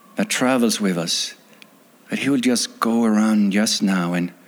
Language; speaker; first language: English; non-native, fluent; Swedish